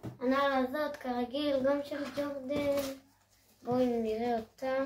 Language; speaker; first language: Hebrew; native; Hebrew